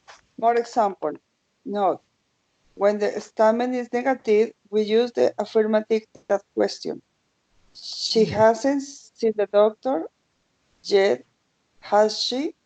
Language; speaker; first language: English; non-native, learner; Spanish